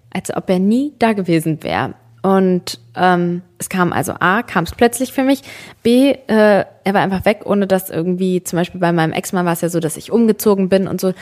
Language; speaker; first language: German; early bilingual, other home language; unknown